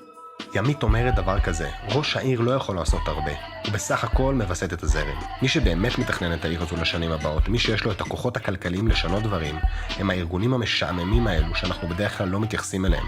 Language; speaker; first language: Hebrew; native; Hebrew